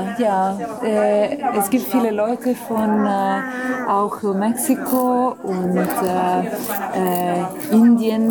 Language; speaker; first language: German; non-native, learner; Italian